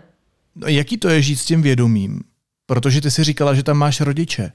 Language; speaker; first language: Czech; native; Czech